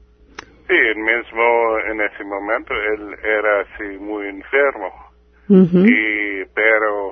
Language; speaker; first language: Spanish; non-native, fluent; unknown